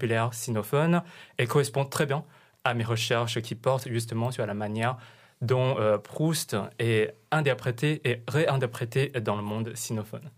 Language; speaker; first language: French; non-native, fluent; Chinese